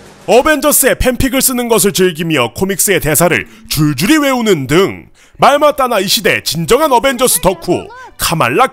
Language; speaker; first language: Korean; native; Korean